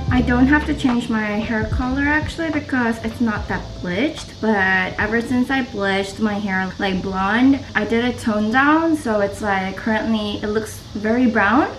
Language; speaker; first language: English; non-native, fluent; Korean